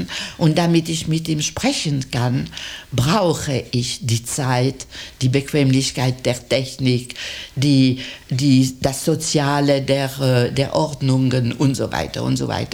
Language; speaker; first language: German; non-native, local second language; French